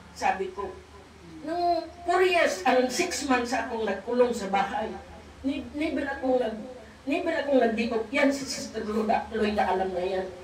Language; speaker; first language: Filipino; non-native, local second language; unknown